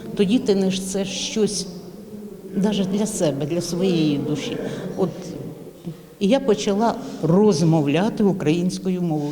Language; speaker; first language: Ukrainian; non-native, local second language; Russian